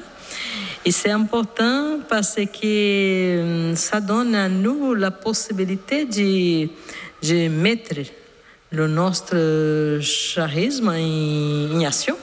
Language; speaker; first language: French; non-native, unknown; Portuguese